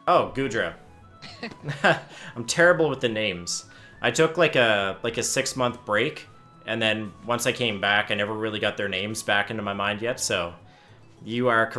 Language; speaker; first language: English; native; English